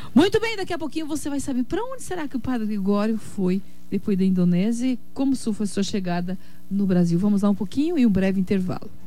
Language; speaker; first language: Portuguese; native; Portuguese